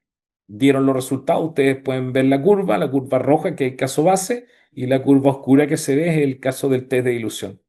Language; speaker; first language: Spanish; native; Spanish